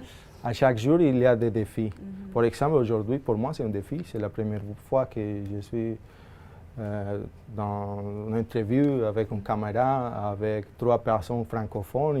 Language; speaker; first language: French; non-native, fluent; Spanish